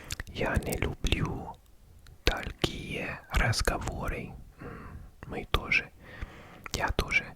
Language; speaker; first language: Russian; non-native, learner; English